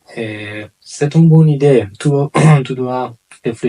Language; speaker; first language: French; non-native, learner; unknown